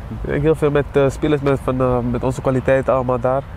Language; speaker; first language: Dutch; early bilingual, other home language; Sranan Tongo